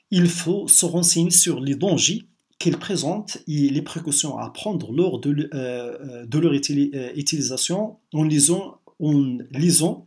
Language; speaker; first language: French; non-native, local second language; Arabic